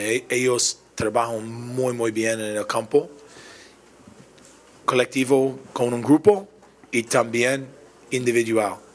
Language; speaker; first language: Spanish; non-native, learner; English